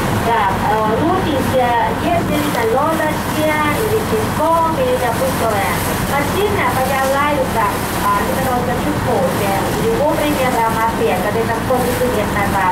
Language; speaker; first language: Russian; non-native, learner; Thai